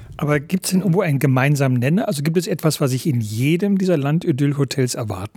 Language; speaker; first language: German; native; German